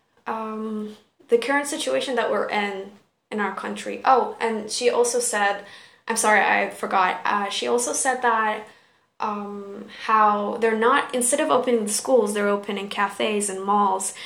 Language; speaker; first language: English; non-native, fluent; Turkish